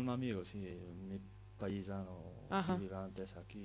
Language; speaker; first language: Spanish; non-native, learner; Arabic